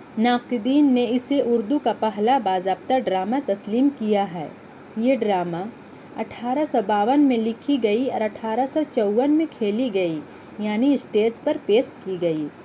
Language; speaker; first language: Urdu; native; Urdu